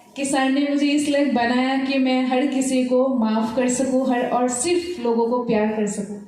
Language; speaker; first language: Hindi; non-native, local second language; Assamese